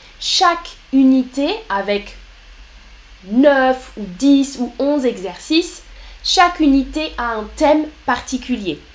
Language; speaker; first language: French; native; French